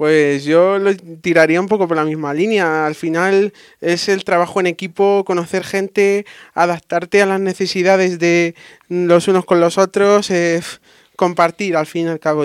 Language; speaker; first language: Spanish; native; Spanish